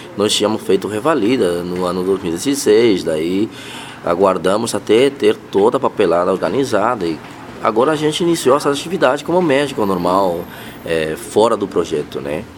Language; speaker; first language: Portuguese; non-native, fluent; Spanish